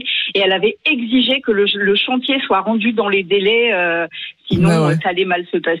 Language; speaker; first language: French; native; French